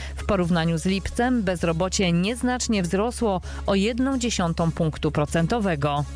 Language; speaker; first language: Polish; native; Polish